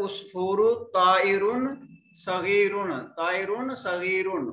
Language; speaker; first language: Arabic; non-native, fluent; Malay